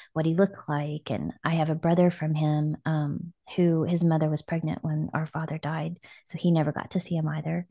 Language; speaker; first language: English; native; English